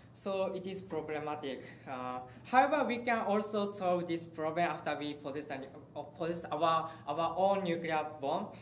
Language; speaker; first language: English; non-native, learner; Japanese